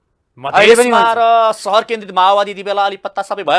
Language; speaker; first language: Nepali; native; Nepali